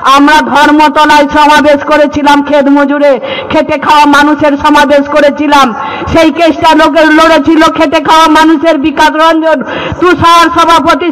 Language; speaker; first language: Bangla; non-native, local second language; Santali